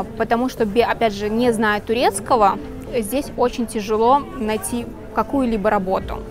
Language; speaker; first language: Russian; native; Russian